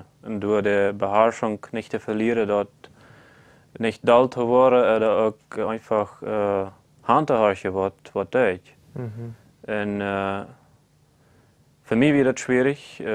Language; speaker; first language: German; non-native, local second language; Plautdietsch